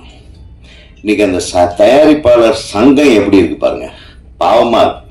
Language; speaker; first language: Tamil; native; Tamil